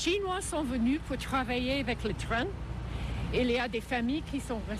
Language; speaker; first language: French; non-native, learner; English